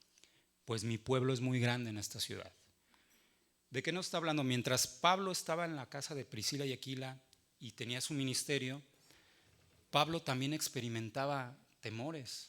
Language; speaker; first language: Spanish; native; Spanish